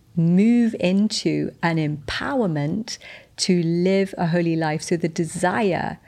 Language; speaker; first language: English; native; English